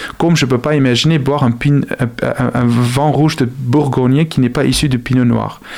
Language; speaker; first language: French; non-native, fluent; Afrikaans